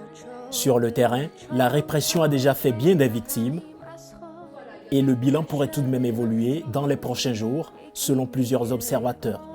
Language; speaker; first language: French; native; French